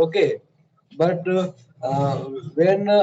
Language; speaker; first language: English; non-native, learner; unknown